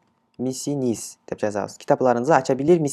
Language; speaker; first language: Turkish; non-native, fluent; Kyrgyz